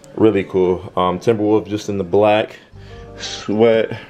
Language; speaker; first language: English; native; English